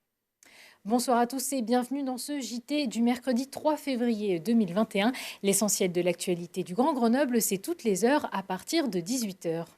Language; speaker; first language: French; native; French